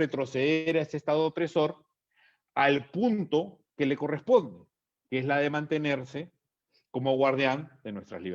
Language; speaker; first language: Spanish; native; Spanish